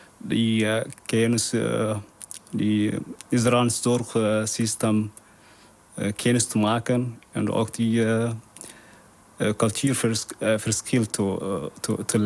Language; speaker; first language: Dutch; non-native, learner; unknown